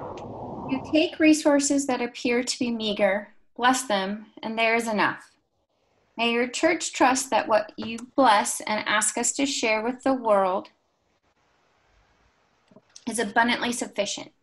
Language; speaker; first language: English; native; English